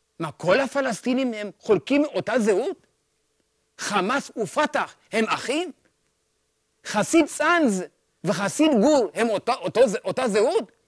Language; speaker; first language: Hebrew; early bilingual, other home language; Amharic